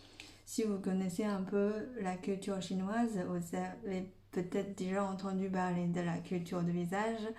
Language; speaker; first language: French; non-native, fluent; Chinese